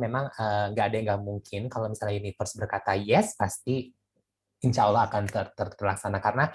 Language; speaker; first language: Indonesian; native; Indonesian